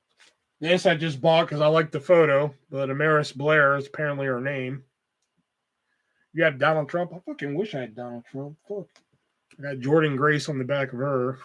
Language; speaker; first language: English; native; English